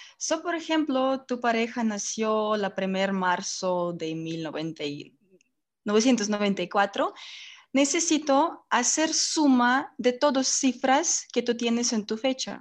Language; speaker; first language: Spanish; non-native, learner; Russian